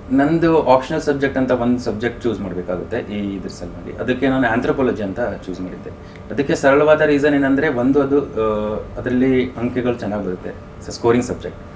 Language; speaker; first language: Kannada; native; Kannada